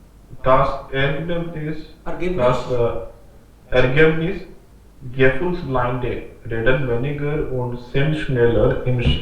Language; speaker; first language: German; non-native, learner; Hindi